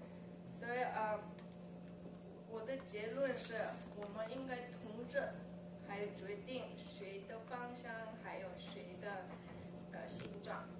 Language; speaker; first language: Chinese; early bilingual, heritage; English